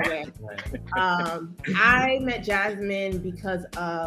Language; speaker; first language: English; native; English